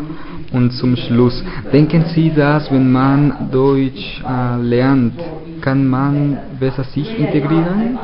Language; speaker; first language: German; non-native, learner; Spanish